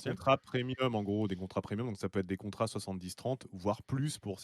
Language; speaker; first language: French; native; French